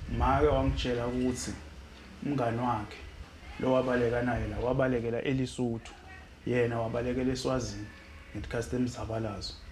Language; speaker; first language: Zulu; non-native, local second language; Swati